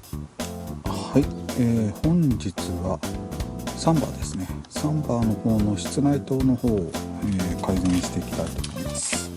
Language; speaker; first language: Japanese; native; Japanese